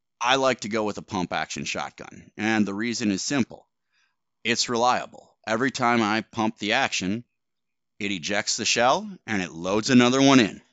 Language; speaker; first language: English; native; English